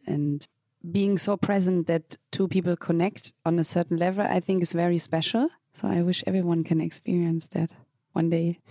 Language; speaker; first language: English; non-native, fluent; German